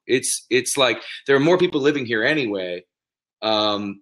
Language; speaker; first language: English; native; English